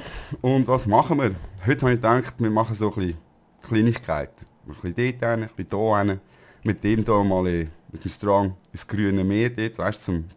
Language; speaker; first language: German; native; German